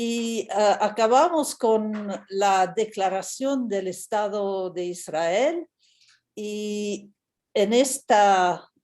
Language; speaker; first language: Spanish; non-native, fluent; English